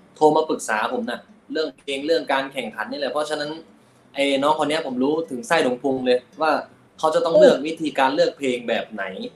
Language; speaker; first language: Thai; native; Thai